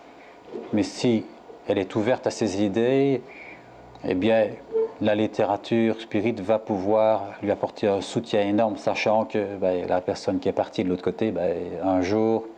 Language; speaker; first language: French; native; French